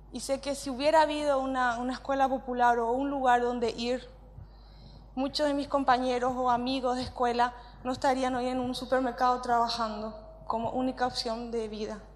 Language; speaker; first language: Spanish; native; Spanish